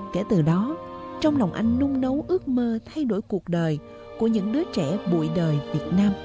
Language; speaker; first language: Vietnamese; native; Vietnamese